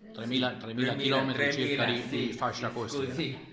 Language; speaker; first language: Italian; native; Italian